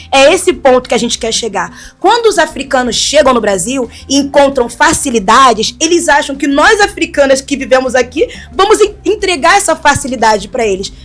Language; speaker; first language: Portuguese; non-native, fluent; Wolof